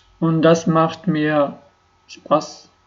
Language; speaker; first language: German; non-native, learner; Ukrainian